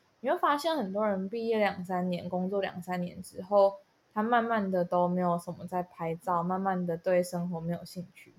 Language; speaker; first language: Chinese; native; Chinese